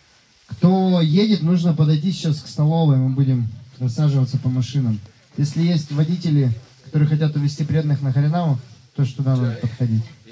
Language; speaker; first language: Russian; native; Russian